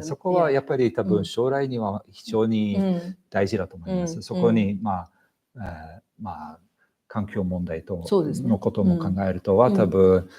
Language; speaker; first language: Japanese; non-native, fluent; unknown